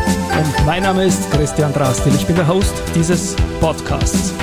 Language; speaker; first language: German; native; German